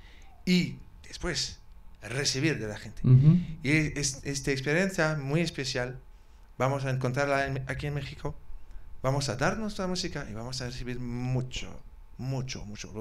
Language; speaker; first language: Spanish; non-native, learner; French